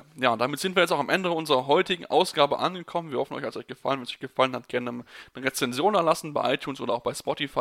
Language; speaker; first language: German; native; German